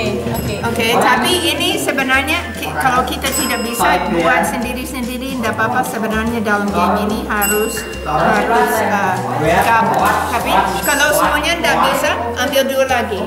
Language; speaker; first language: Indonesian; non-native, learner; English